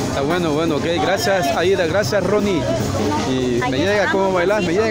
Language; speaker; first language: Spanish; native; Spanish